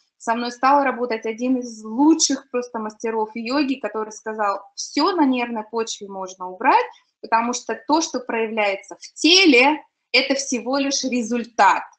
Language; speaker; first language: Russian; native; Russian